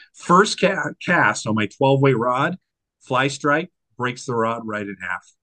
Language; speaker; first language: English; native; English